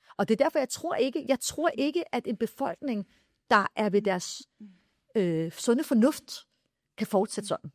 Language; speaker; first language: Danish; early bilingual, other home language; Arabic